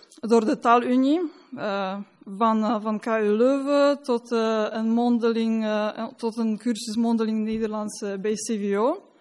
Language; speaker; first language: Dutch; non-native, fluent; Polish